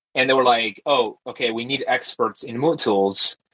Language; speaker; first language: English; early bilingual, other home language; Spanish